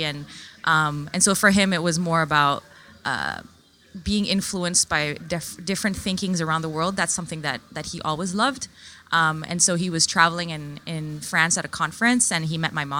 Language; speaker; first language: English; non-native, local second language; French